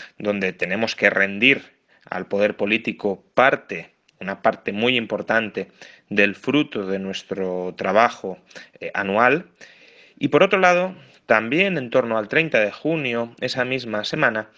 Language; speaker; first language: Spanish; native; Spanish